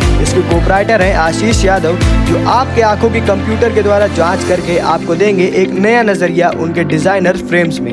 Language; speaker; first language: Hindi; native; Hindi